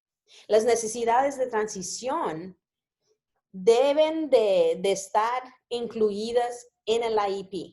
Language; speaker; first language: Spanish; early bilingual, heritage; Spanish